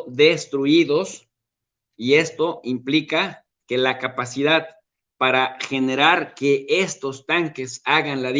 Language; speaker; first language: Spanish; native; Spanish